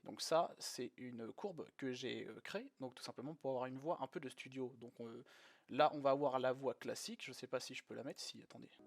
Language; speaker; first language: French; native; French